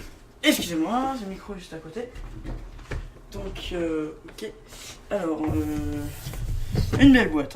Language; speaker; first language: French; native; French